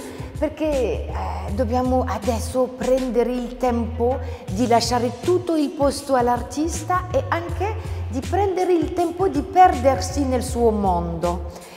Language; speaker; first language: Italian; non-native, fluent; French